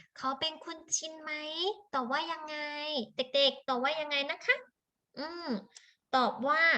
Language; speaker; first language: Thai; native; Thai